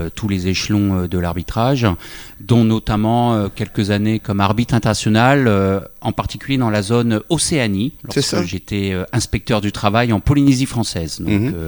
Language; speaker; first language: French; native; French